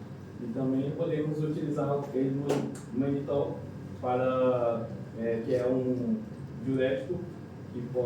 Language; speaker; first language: Portuguese; non-native, learner; Spanish